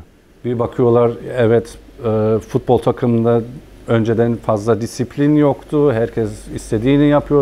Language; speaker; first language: Turkish; non-native, fluent; German